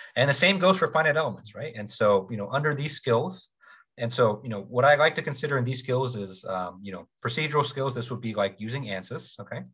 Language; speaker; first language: English; native; English